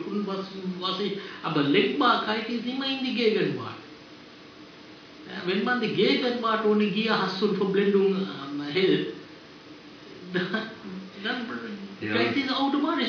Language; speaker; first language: German; non-native, fluent; Sinhala